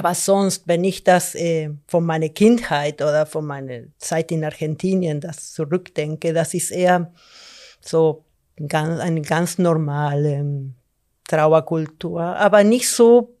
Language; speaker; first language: German; non-native, fluent; Spanish